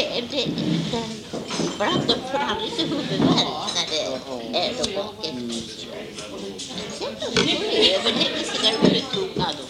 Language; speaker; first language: Swedish; native; Swedish